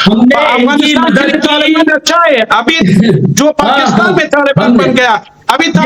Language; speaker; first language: Hindi; non-native, learner; Pashto